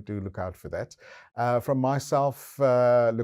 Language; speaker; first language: English; native; English